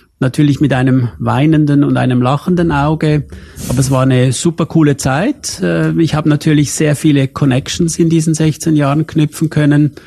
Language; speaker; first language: German; native; German